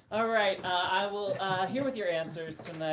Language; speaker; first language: English; native; English